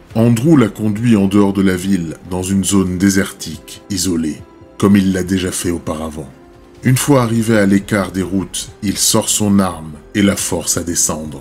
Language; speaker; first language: French; native; French